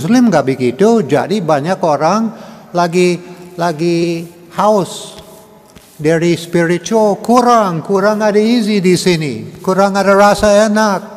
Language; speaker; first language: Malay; non-native, learner; English